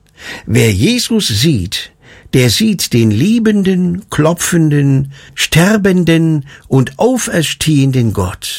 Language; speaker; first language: German; native; German